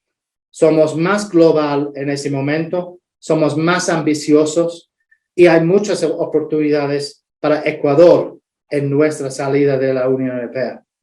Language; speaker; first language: Spanish; non-native, fluent; English